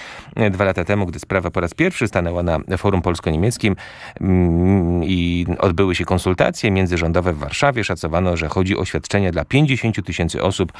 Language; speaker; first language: Polish; native; Polish